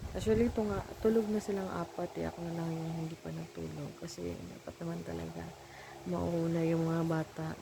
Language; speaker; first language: Filipino; non-native, local second language; Cebuano